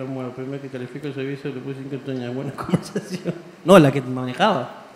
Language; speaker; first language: Spanish; native; Spanish